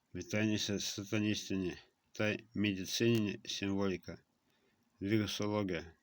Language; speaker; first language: Lithuanian; non-native, local second language; Russian